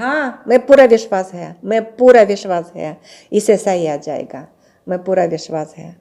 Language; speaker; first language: Hindi; non-native, learner; Russian